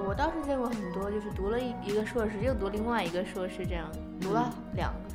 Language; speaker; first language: Chinese; native; Chinese